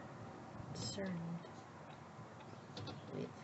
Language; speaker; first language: English; non-native, learner; Korean